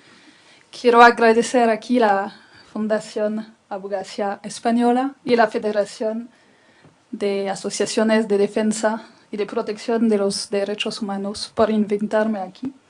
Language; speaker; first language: Spanish; non-native, fluent; French